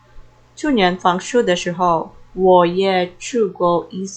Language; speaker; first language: Chinese; non-native, learner; Filipino